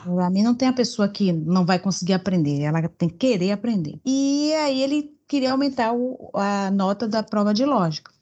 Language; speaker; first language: Portuguese; native; Portuguese